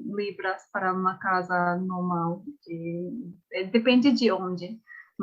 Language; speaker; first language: Portuguese; non-native, learner; English